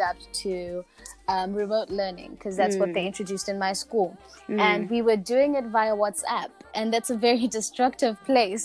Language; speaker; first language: English; non-native, local second language; Zulu